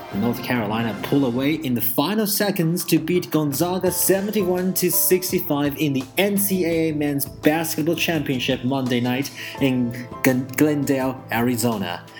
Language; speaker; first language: English; non-native, fluent; Chinese